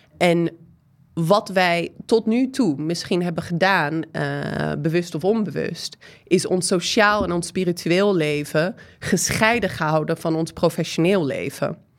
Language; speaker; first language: Dutch; non-native, fluent; English